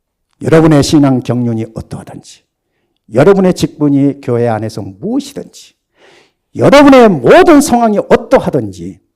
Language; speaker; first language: Korean; native; Korean